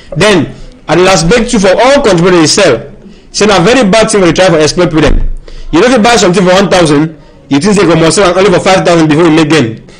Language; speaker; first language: Nigerian Pidgin; native; Nigerian Pidgin